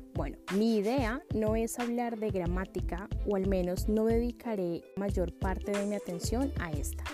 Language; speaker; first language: Spanish; native; Spanish